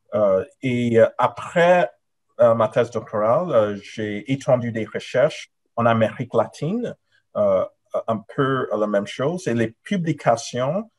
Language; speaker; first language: French; non-native, fluent; English